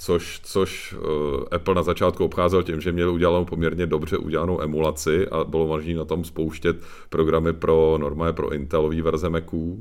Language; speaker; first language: Czech; native; Czech